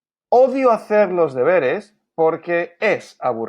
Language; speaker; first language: Spanish; non-native, fluent; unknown